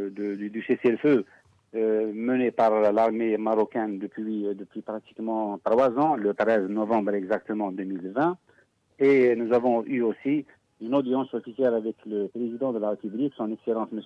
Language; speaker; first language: French; non-native, local second language; Arabic